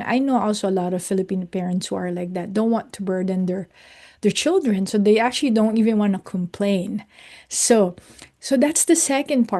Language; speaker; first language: English; non-native, local second language; Filipino